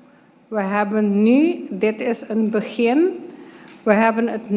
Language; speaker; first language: Dutch; non-native, local second language; Papiamento